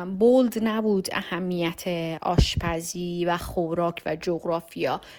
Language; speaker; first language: Persian; native; Persian